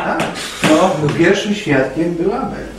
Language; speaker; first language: Polish; native; Polish